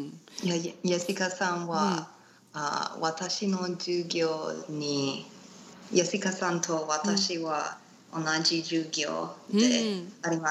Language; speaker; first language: Japanese; non-native, learner; Spanish